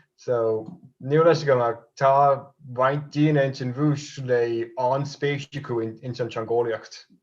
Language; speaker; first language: Irish; non-native, fluent; English